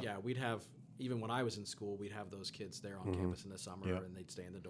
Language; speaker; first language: English; native; English